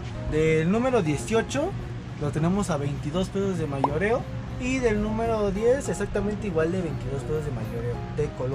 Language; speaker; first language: Spanish; native; Spanish